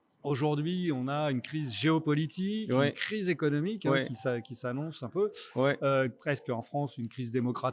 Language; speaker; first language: French; native; French